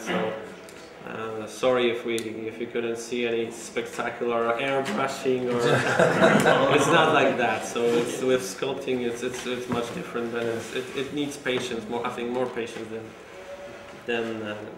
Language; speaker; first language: English; non-native, fluent; Polish